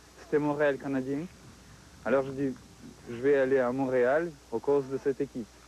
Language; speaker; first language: French; non-native, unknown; Russian